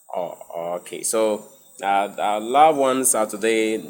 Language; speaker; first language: English; non-native, local second language; Akan